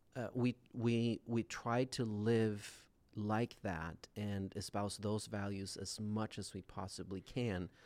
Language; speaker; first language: English; non-native, fluent; Swedish